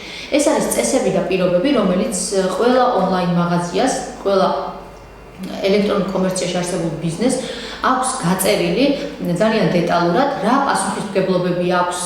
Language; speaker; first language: Georgian; native; Georgian